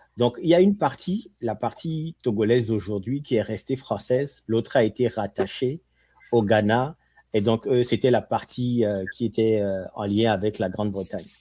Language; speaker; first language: French; non-native, local second language; Ewe